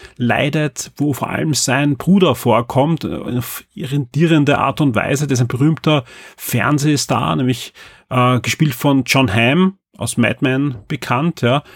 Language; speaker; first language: German; native; German